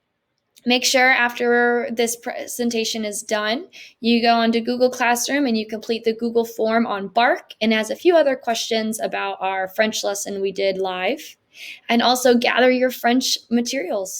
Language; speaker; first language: English; native; English